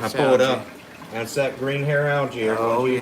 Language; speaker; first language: English; native; English